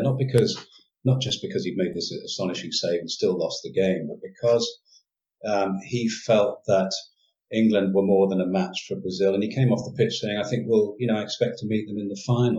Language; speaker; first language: English; native; English